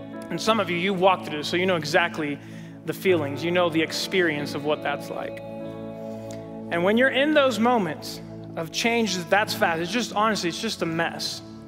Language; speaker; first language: English; early bilingual, heritage; English